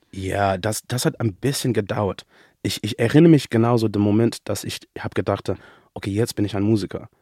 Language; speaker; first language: German; non-native, learner; English